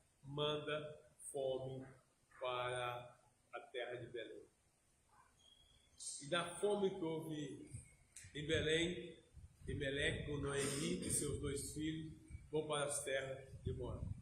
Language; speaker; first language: Portuguese; native; Portuguese